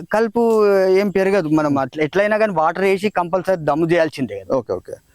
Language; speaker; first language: Telugu; native; Telugu